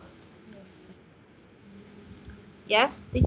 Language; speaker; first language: English; non-native, learner; Vietnamese